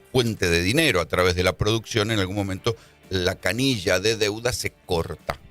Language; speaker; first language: Spanish; native; Spanish